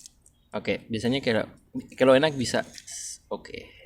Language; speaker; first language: Indonesian; non-native, fluent; French